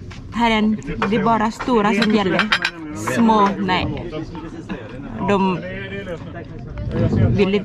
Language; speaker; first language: Swedish; non-native, learner; Thai